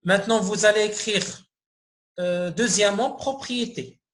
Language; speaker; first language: French; non-native, local second language; Arabic